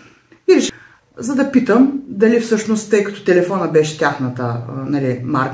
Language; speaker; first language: Bulgarian; native; Bulgarian